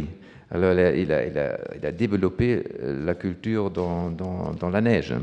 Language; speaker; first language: French; non-native, fluent; German